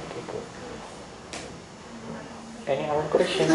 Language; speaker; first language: English; non-native, learner; Chinese